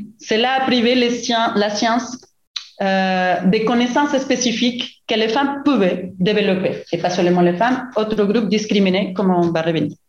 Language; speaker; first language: French; non-native, fluent; Spanish